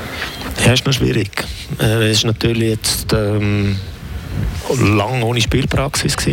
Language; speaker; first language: German; native; German